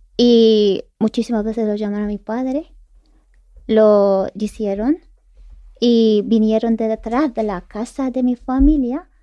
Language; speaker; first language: Spanish; non-native, learner; Persian